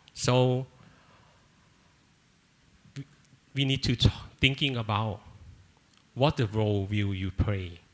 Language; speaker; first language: English; non-native, learner; Thai